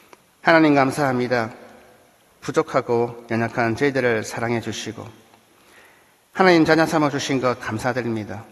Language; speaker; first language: Korean; native; Korean